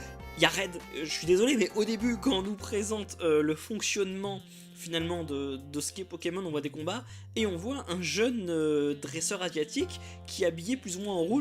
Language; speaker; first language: French; native; French